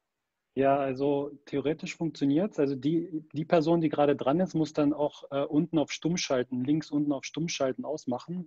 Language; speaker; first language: German; native; German